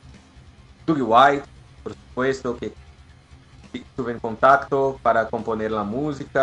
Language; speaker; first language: Spanish; non-native, learner; Portuguese